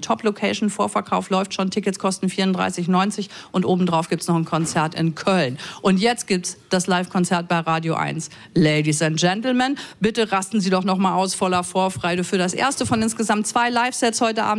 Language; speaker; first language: German; native; German